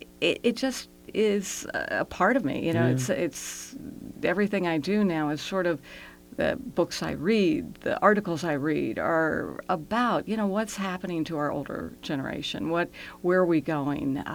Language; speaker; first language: English; native; English